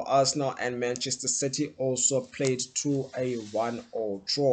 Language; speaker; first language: English; non-native, local second language; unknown